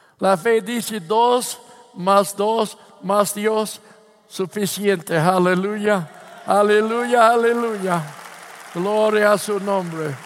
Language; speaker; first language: Spanish; non-native, fluent; English